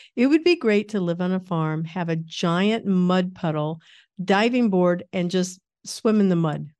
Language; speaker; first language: English; native; English